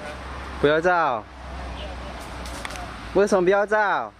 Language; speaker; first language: Chinese; early bilingual, heritage; Chinese